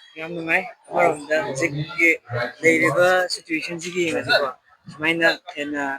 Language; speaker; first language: Manipuri; non-native, local second language; Tangkhul Naga (India)